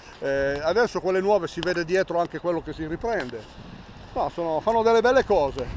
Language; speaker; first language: Italian; native; Italian